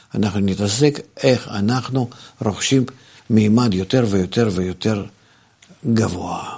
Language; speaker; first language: Hebrew; non-native, fluent; Russian